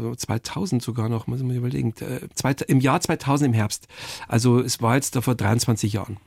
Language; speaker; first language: German; native; German